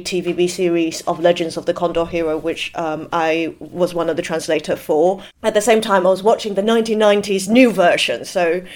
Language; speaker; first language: English; non-native, local second language; Cantonese